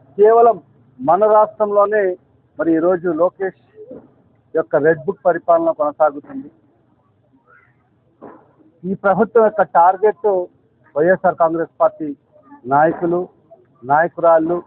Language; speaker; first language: Telugu; native; Telugu